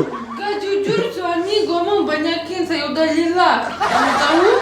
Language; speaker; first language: Indonesian; non-native, learner; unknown